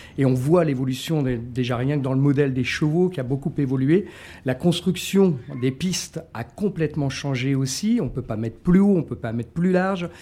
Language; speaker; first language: French; native; French